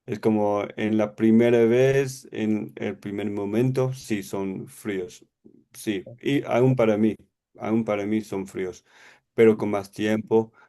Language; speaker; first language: Spanish; non-native, learner; English